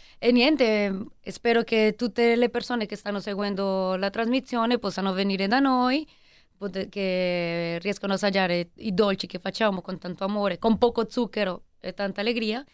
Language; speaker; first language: Italian; non-native, fluent; Spanish